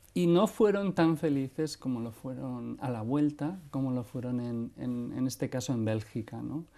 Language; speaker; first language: Spanish; non-native, local second language; Basque